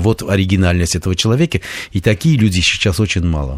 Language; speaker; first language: Russian; non-native, fluent; Armenian